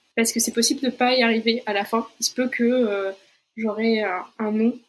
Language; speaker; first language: French; non-native, fluent; Portuguese